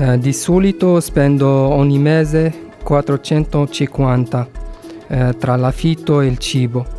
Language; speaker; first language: Italian; non-native, fluent; Arabic